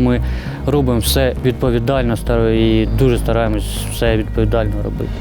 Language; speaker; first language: Ukrainian; non-native, local second language; Russian